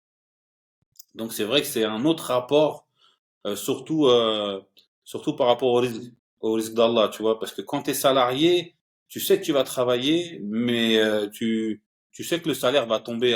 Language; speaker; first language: French; early bilingual, other home language; Turkish